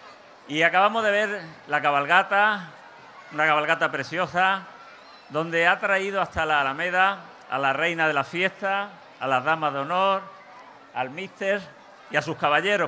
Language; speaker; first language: Spanish; native; Spanish